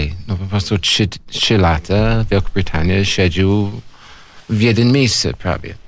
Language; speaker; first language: Polish; non-native, fluent; English